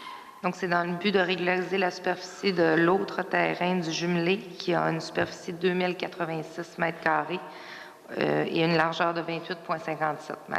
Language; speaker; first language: French; native; French